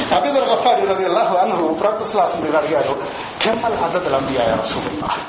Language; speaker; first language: Telugu; non-native, local second language; Urdu